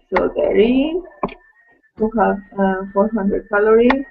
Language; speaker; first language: English; non-native, learner; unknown